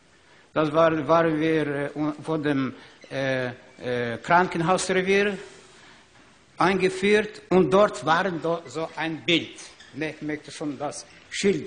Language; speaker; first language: German; non-native, learner; Ukrainian